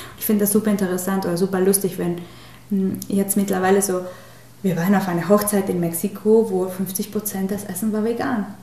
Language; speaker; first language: German; non-native, fluent; Spanish